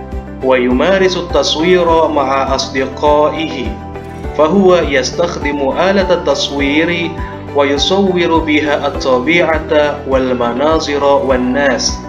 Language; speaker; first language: Arabic; non-native, fluent; Indonesian